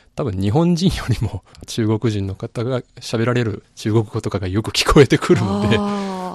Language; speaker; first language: Japanese; native; Japanese